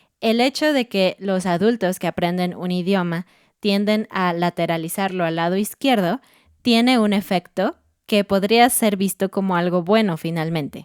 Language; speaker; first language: Spanish; native; Spanish